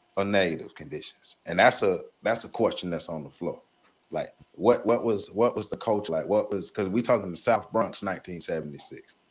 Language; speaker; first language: English; native; English